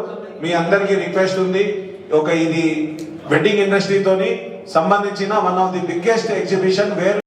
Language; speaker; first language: Telugu; non-native, local second language; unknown